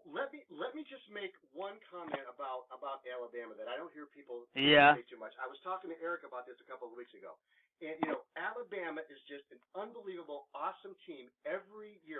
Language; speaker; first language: English; native; English